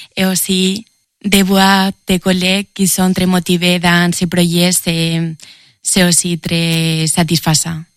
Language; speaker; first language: French; non-native, learner; Spanish